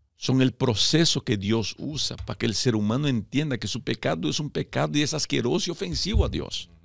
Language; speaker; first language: Spanish; early bilingual, heritage; Spanish